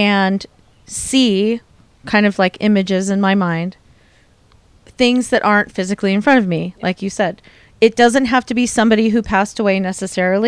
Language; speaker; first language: English; native; English